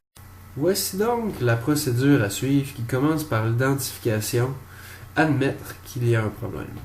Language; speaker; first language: French; native; French